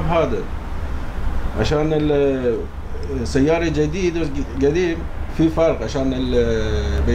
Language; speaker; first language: Arabic; non-native, learner; Persian